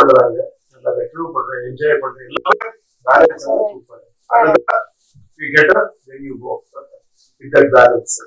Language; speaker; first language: Tamil; non-native, learner; Kannada